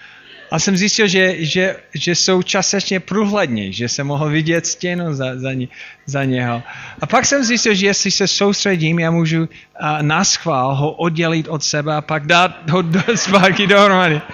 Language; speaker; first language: Czech; non-native, fluent; English